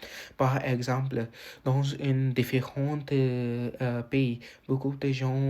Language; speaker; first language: French; non-native, learner; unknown